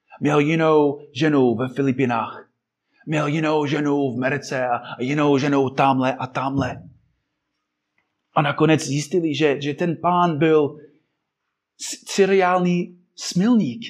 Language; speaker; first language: Czech; non-native, fluent; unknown